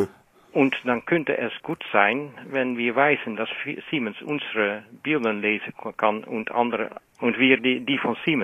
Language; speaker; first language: German; non-native, learner; Dutch